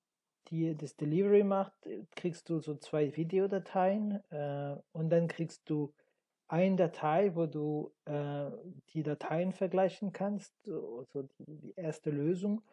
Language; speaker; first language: German; non-native, learner; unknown